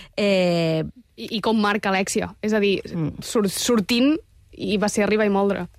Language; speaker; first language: Catalan; native; Catalan